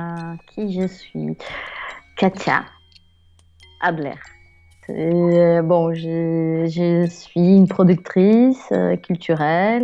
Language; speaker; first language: French; non-native, fluent; Portuguese